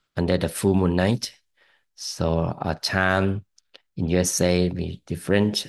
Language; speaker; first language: English; non-native, fluent; Thai